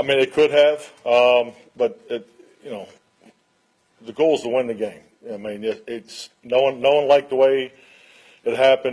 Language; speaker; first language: English; native; English